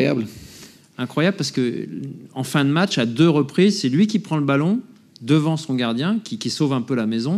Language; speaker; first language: French; native; French